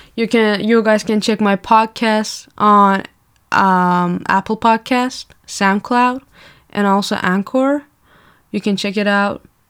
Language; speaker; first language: English; non-native, fluent; Persian